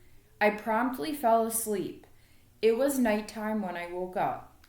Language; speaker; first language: English; native; English